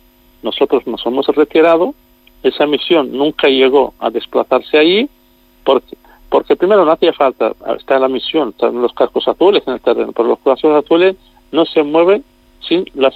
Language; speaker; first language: Spanish; non-native, local second language; Arabic